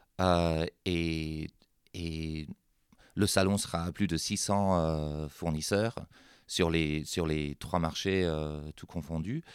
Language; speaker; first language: French; non-native, fluent; English